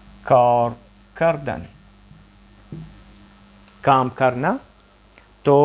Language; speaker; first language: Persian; non-native, fluent; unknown